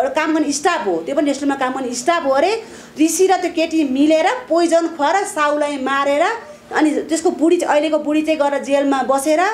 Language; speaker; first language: Nepali; native; Nepali